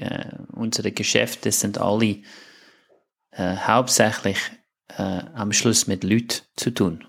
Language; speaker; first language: German; non-native, fluent; English